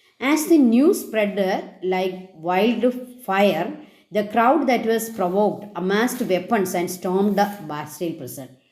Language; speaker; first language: English; non-native, local second language; Malayalam